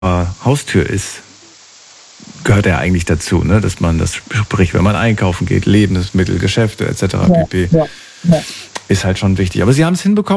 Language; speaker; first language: German; native; German